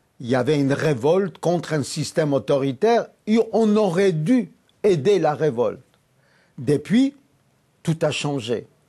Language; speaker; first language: French; non-native, fluent; Polish